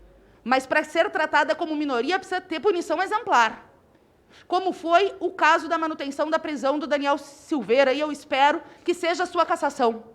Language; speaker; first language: Portuguese; native; Portuguese